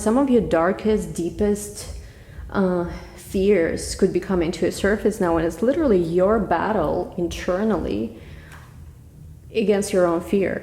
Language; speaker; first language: English; non-native, fluent; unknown